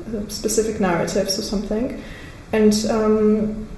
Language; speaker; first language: English; non-native, fluent; Russian